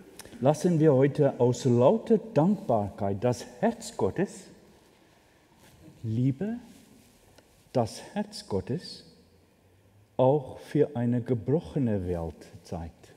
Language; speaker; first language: German; non-native, fluent; Afrikaans